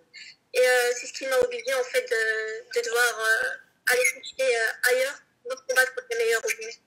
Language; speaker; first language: French; native; French